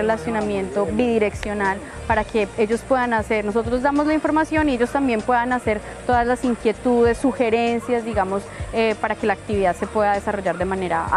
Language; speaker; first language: Spanish; native; Spanish